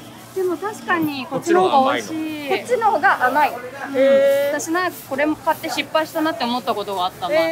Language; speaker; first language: Japanese; native; Japanese